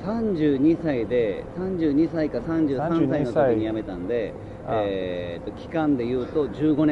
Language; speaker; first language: Japanese; native; Japanese